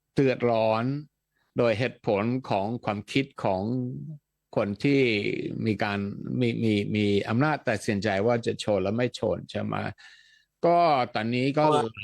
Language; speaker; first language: Thai; non-native, fluent; Dutch